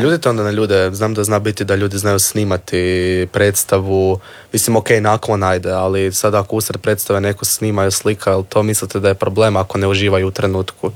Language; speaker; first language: Serbian; native; Serbian